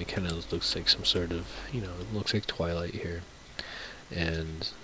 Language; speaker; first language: English; native; English